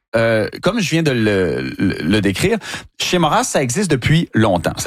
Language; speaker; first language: French; native; French